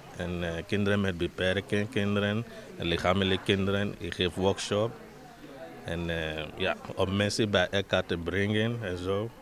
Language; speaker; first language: Dutch; non-native, learner; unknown